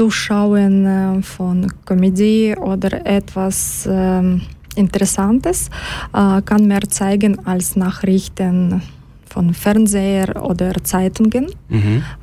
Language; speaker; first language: German; non-native, learner; Ukrainian